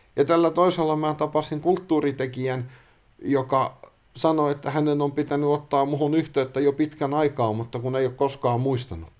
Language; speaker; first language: Finnish; native; Finnish